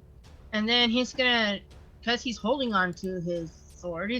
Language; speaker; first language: English; native; English